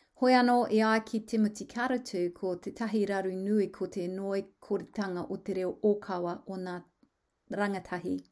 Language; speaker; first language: Māori; non-native, local second language; English